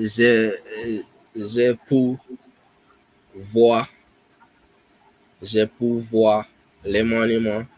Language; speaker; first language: French; non-native, learner; English